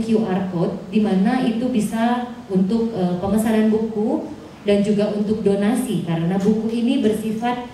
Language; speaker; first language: Indonesian; native; Indonesian